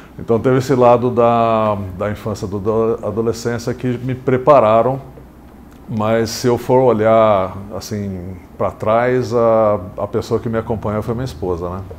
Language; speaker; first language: Portuguese; early bilingual, other home language; English